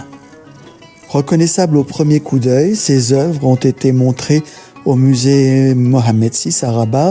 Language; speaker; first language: French; native; French